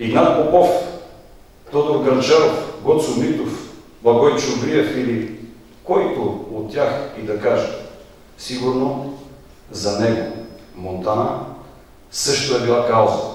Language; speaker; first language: Bulgarian; native; Bulgarian